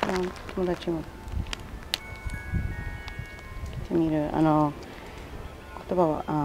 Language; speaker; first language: Japanese; non-native, learner; English